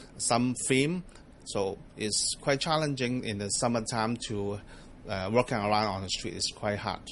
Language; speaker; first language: English; non-native, local second language; Cantonese